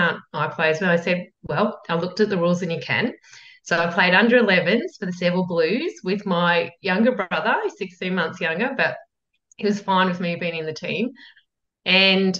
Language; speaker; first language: English; native; English